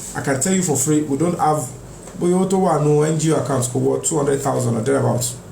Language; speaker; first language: English; non-native, local second language; Yoruba